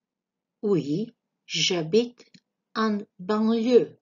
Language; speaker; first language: French; non-native, fluent; Croatian